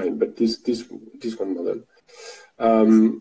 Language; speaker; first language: English; non-native, fluent; French